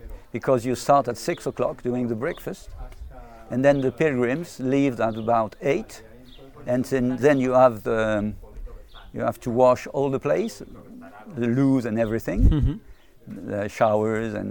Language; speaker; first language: English; non-native, fluent; French